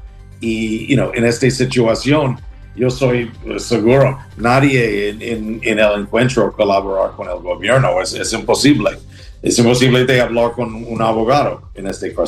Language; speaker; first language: Spanish; non-native, learner; English